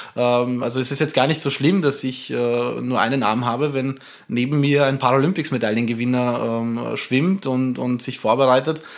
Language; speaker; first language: German; early bilingual, other home language; Romanian